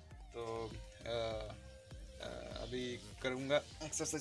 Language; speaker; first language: Hindi; non-native, local second language; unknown